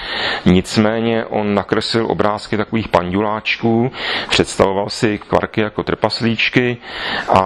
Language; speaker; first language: Czech; native; Czech